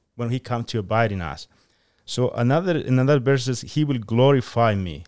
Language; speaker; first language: English; non-native, fluent; Spanish